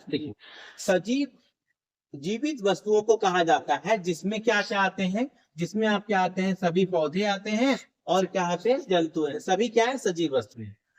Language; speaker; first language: Hindi; native; Hindi